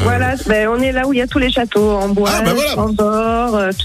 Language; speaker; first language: French; native; French